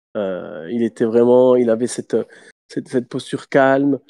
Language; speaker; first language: French; native; French